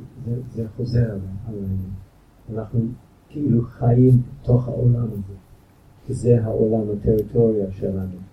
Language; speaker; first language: Hebrew; non-native, fluent; English